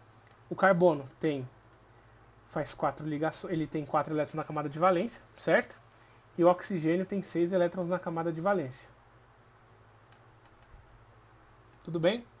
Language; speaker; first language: Portuguese; native; Portuguese